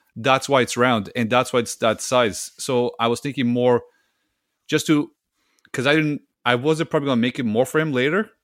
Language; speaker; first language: English; non-native, fluent; Serbian